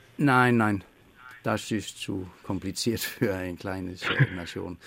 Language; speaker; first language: German; non-native, learner; Faroese